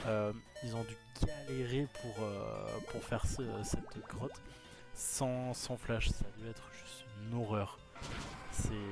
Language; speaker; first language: French; native; French